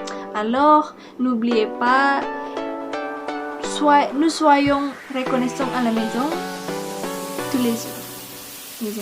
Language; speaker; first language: French; non-native, learner; Indonesian